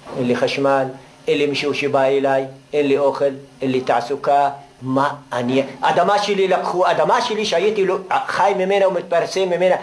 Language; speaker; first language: Hebrew; non-native, local second language; Arabic